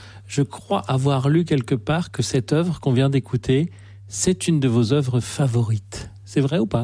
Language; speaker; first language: French; native; French